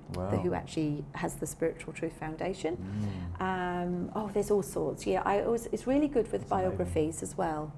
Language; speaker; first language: English; native; English